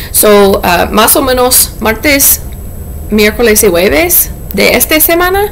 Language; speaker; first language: Spanish; non-native, learner; English